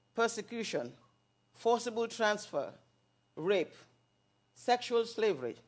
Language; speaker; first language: English; non-native, local second language; Wolof